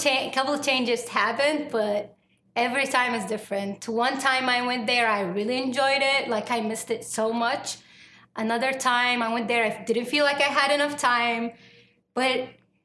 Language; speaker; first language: English; non-native, fluent; Arabic